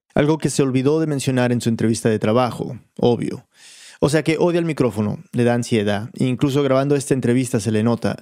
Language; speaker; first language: Spanish; early bilingual, heritage; Spanish